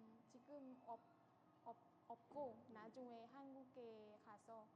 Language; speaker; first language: Korean; non-native, fluent; Thai